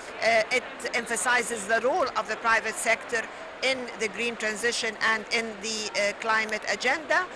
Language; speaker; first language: English; non-native, fluent; Arabic